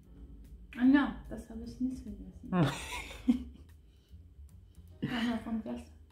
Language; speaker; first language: German; non-native, learner; Korean